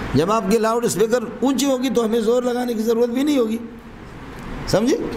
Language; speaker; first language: Urdu; non-native, local second language; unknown